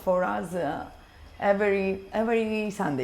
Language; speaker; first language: English; non-native, learner; Italian